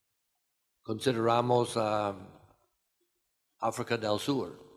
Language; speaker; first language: Spanish; non-native, fluent; English